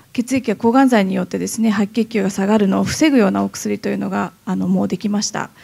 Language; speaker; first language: Japanese; native; Japanese